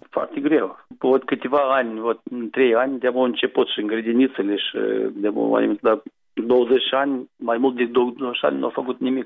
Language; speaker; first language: Romanian; non-native, local second language; Gagauz